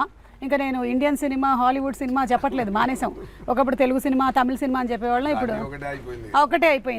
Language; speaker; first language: Telugu; native; Telugu